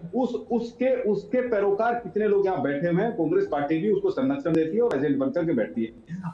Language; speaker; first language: Hindi; native; Hindi